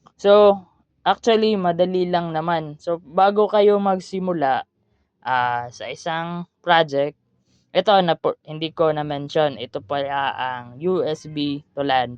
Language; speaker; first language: Filipino; non-native, local second language; Cebuano